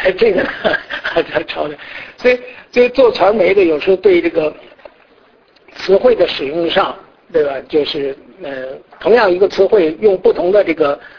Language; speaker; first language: Chinese; native; Chinese